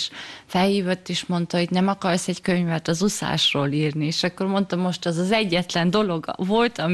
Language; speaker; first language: Hungarian; early bilingual, heritage; German